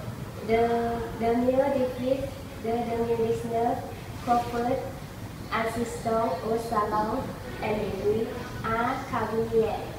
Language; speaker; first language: French; non-native, learner; Thai